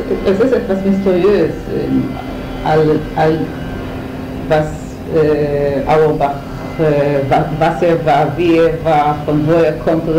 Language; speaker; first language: German; non-native, fluent; Hebrew